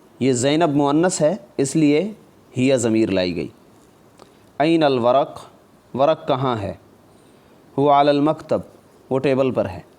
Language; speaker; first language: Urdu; non-native, local second language; Punjabi